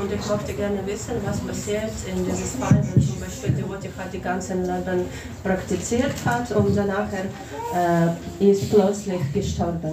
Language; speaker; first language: German; non-native, fluent; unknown